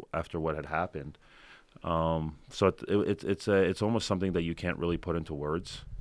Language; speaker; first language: English; early bilingual, other home language; Ukrainian